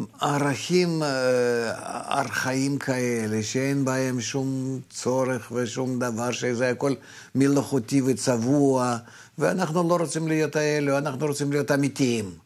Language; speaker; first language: Hebrew; non-native, fluent; Russian